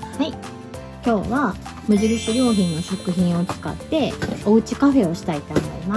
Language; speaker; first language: Japanese; native; Japanese